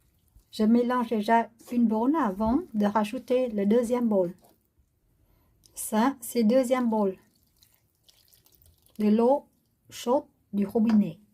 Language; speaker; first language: French; non-native, learner; Vietnamese